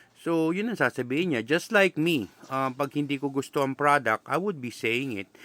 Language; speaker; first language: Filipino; non-native, local second language; Hiligaynon